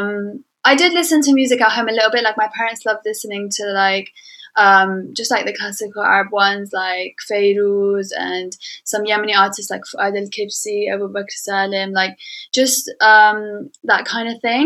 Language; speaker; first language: English; native; English